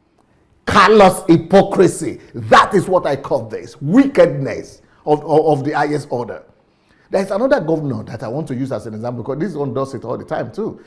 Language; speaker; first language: English; non-native, local second language; Yoruba